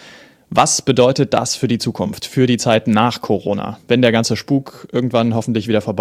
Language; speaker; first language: German; native; German